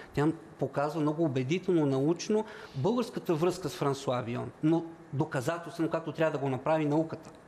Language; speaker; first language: Bulgarian; native; Bulgarian